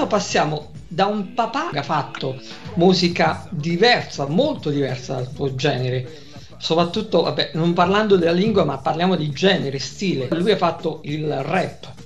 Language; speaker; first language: Italian; native; Italian